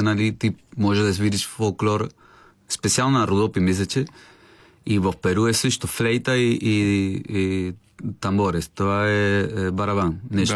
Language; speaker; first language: Bulgarian; non-native, learner; Spanish